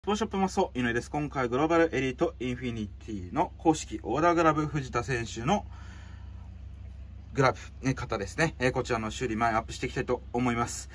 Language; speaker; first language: Japanese; native; Japanese